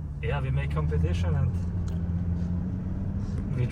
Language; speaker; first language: English; non-native, fluent; German